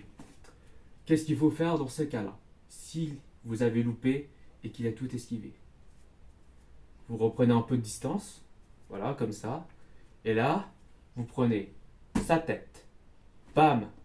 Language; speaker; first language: French; native; French